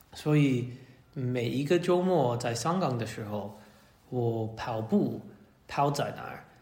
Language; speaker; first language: Chinese; non-native, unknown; English